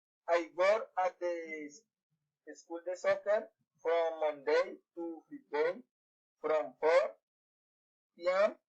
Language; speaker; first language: English; non-native, learner; Spanish